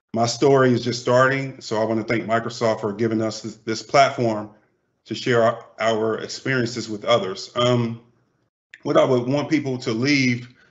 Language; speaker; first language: English; native; English